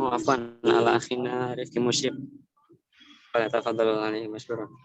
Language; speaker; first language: Arabic; non-native, learner; Indonesian